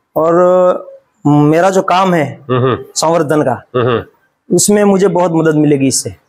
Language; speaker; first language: Hindi; non-native, local second language; Gujarati